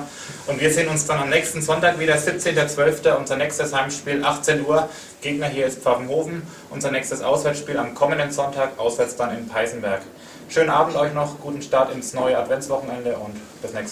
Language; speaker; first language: German; native; German